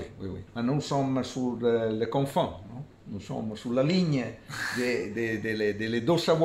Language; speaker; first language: French; non-native, fluent; Italian